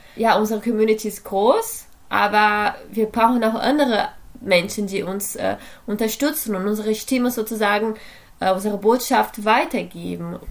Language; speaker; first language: German; non-native, fluent; Portuguese